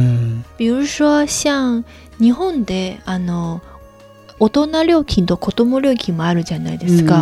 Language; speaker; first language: Japanese; non-native, fluent; Chinese